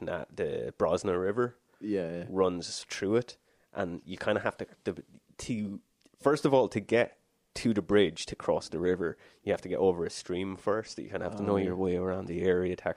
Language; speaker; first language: English; native; English